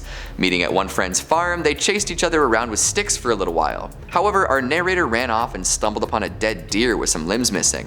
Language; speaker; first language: English; native; English